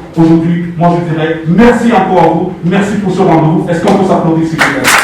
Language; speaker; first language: French; non-native, local second language; Lingala